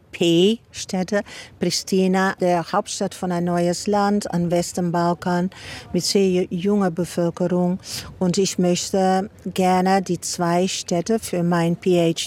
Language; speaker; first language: German; non-native, fluent; Dutch